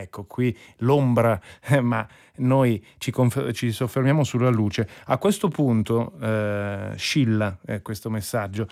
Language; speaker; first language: Italian; native; Italian